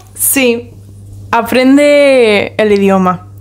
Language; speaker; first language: Spanish; non-native, fluent; English